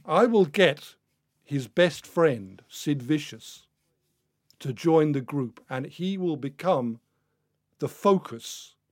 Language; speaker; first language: English; native; English